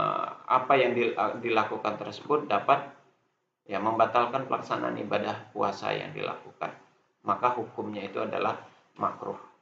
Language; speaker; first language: Indonesian; native; Indonesian